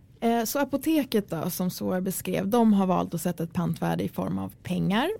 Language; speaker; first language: Swedish; early bilingual, other home language; Kurdish